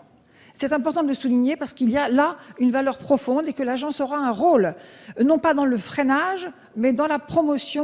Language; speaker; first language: French; native; French